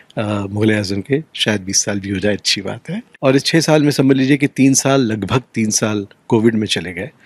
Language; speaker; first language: Hindi; native; Hindi